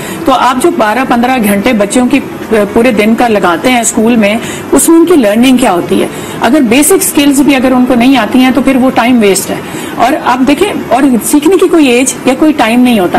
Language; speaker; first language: Urdu; native; Urdu